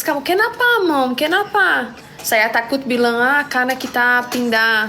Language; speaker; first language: Indonesian; non-native, learner; Portuguese